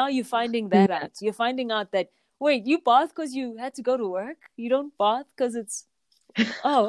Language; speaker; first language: English; non-native, local second language; Zulu